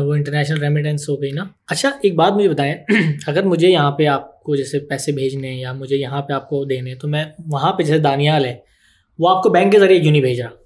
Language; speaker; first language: Urdu; native; Urdu